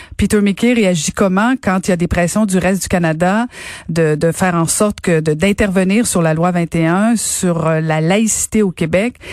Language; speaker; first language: French; native; French